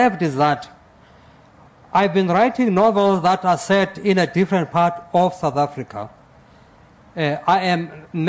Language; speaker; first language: English; non-native, local second language; Xhosa